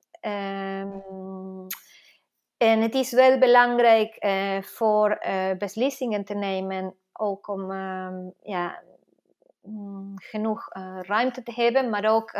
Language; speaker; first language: Dutch; non-native, fluent; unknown